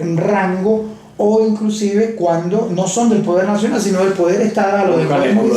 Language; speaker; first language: Spanish; native; Spanish